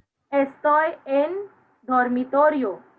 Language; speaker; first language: Spanish; non-native, learner; Hindi